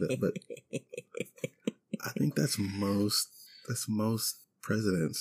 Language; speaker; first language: English; native; English